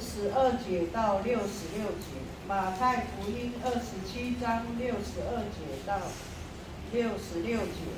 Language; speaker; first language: Chinese; non-native, local second language; Amis